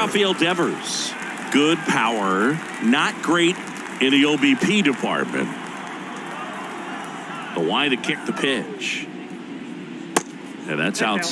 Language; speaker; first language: English; native; English